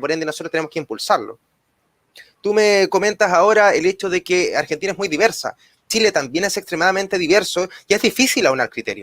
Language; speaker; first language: Spanish; native; Spanish